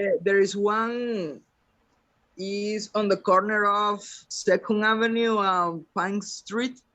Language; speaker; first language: English; non-native, learner; Spanish